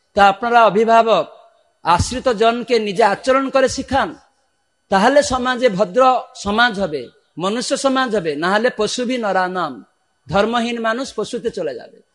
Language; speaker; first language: Bangla; non-native, fluent; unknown